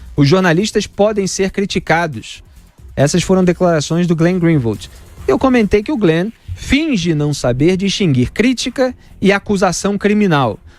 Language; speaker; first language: Portuguese; native; Portuguese